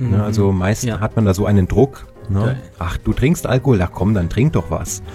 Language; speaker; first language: German; native; German